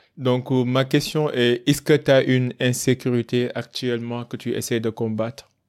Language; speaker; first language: French; non-native, local second language; Wolof